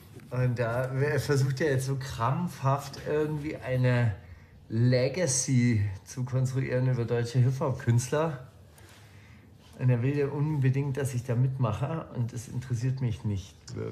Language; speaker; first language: German; native; German